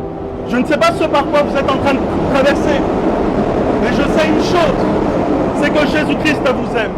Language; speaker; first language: French; native; French